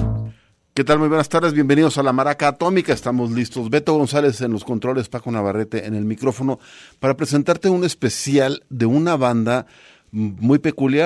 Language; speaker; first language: Spanish; native; Spanish